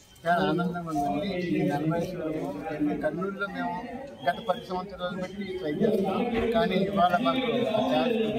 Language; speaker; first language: Telugu; native; Telugu